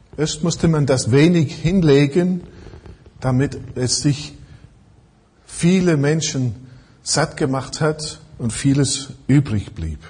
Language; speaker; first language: German; non-native, fluent; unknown